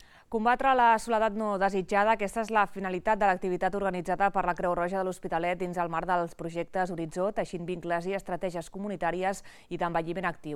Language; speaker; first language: Catalan; native; Catalan